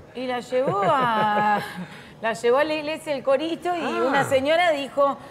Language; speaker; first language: Spanish; native; Spanish